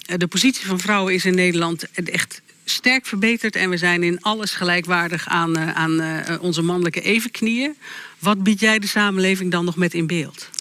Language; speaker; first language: Dutch; native; Dutch